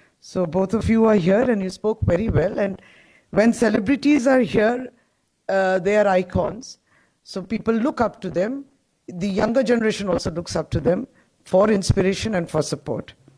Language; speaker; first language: English; non-native, local second language; Bangla